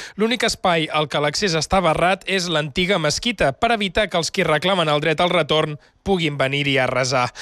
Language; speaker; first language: Catalan; native; Catalan